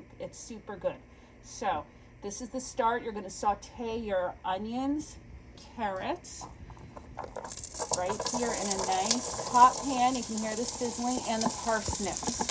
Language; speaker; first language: English; native; English